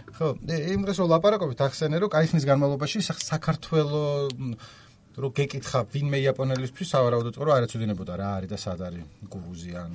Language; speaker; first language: Georgian; native; Georgian